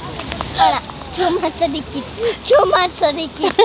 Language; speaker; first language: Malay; non-native, learner; Spanish